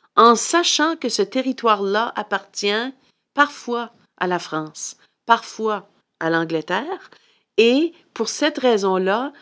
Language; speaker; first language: French; native; French